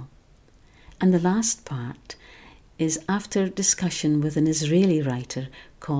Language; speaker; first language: English; non-native, local second language; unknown